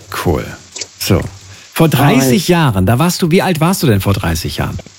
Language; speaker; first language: German; native; German